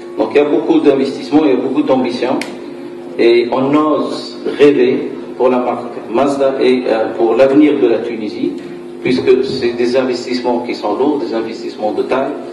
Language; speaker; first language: French; non-native, local second language; Arabic